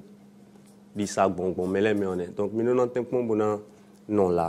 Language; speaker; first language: French; non-native, local second language; Fon